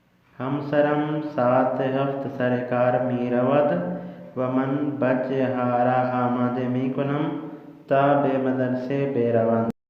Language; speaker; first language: Persian; non-native, fluent; Urdu